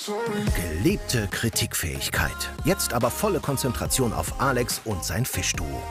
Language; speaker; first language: German; native; German